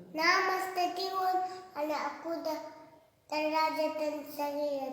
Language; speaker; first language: Arabic; non-native, learner; Urdu